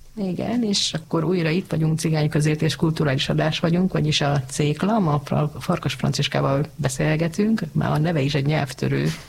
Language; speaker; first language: Hungarian; native; Hungarian